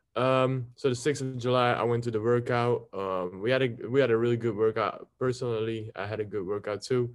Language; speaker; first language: English; non-native, fluent; Dutch